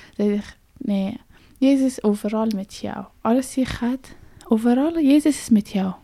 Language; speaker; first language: Dutch; non-native, fluent; Persian